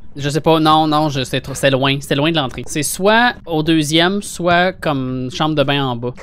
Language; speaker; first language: French; native; French